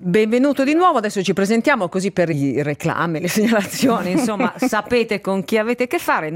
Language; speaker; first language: Italian; native; Italian